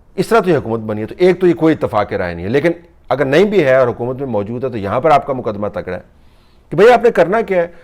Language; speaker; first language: Urdu; native; Urdu